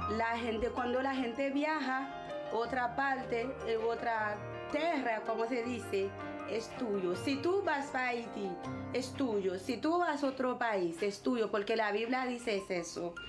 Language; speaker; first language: Spanish; non-native, learner; Haitian Creole